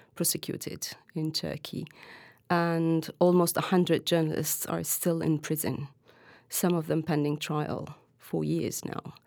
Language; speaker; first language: English; non-native, fluent; Turkish